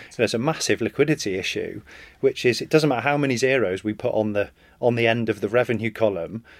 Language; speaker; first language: English; native; English